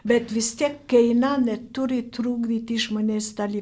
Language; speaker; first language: Lithuanian; non-native, fluent; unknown